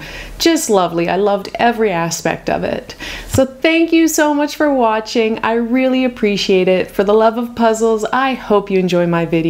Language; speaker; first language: English; native; English